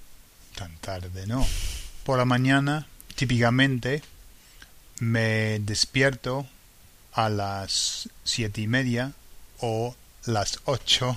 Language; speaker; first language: Spanish; non-native, fluent; English